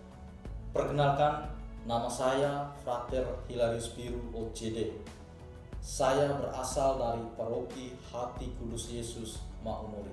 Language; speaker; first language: Indonesian; non-native, local second language; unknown